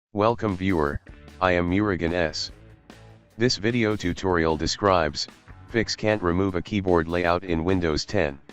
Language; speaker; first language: English; non-native, local second language; Tamil